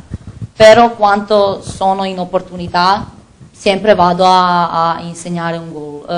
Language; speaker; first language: Italian; non-native, learner; Croatian